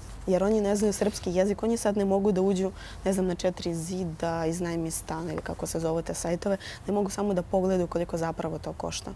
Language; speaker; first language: Croatian; non-native, fluent; Russian